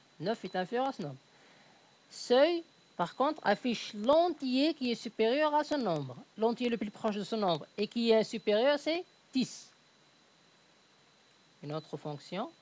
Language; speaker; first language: French; native; French